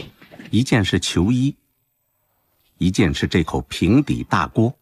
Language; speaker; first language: Chinese; native; Chinese